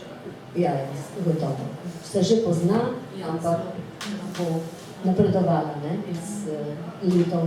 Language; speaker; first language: Slovenian; native; Slovenian